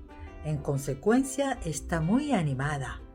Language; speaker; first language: Spanish; non-native, fluent; Japanese